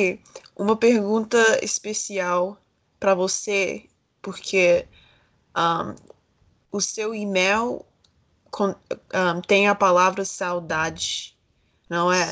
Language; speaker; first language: Portuguese; early bilingual, heritage; Portuguese